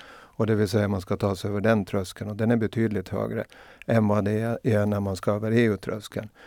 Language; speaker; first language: Swedish; native; Swedish